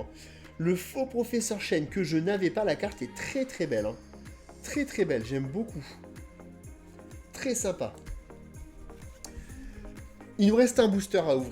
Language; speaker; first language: French; native; French